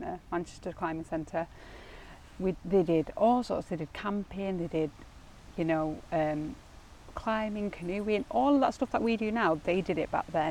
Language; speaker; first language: English; native; English